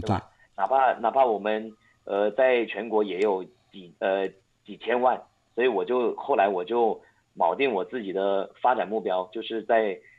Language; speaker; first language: Chinese; non-native, local second language; Hakka Chinese